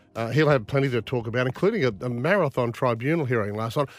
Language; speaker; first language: English; native; English